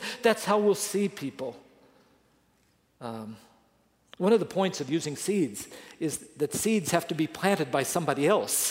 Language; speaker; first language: English; native; English